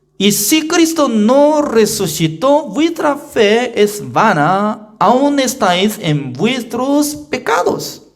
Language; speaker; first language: Spanish; non-native, fluent; Korean